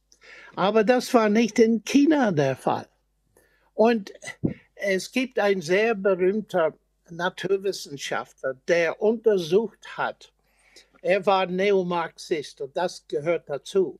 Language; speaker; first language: German; non-native, fluent; English